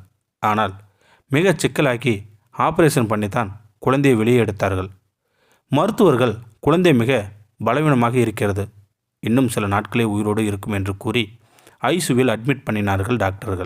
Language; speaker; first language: Tamil; native; Tamil